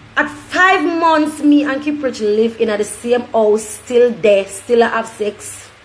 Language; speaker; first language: English; native; English